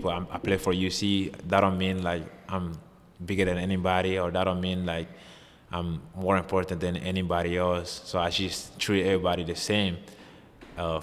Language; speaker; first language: English; non-native, fluent; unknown